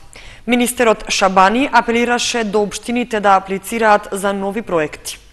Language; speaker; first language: Macedonian; native; Macedonian